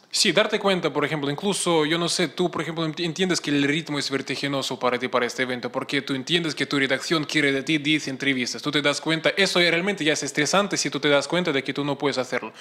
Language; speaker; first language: Spanish; non-native, fluent; Russian